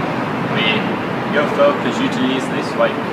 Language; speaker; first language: French; non-native, learner; English